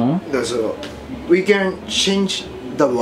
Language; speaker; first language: English; non-native, learner; Japanese